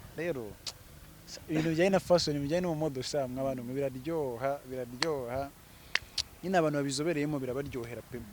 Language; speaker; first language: Kinyarwanda; early bilingual, heritage; Kinyarwanda